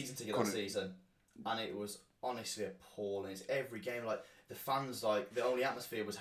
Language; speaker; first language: English; native; English